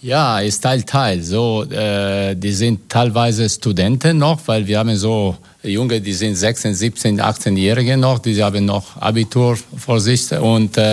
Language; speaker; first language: German; non-native, fluent; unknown